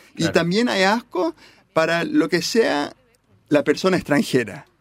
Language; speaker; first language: Spanish; early bilingual, heritage; Spanish